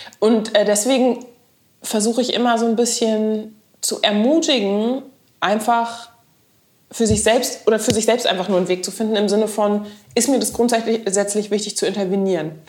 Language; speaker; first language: German; native; German